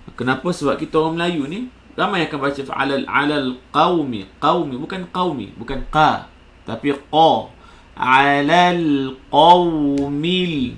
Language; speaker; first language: Malay; native; Malay